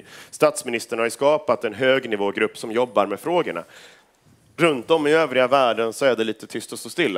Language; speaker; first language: Swedish; native; Swedish